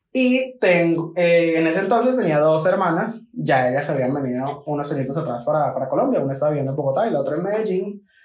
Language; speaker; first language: Spanish; native; Spanish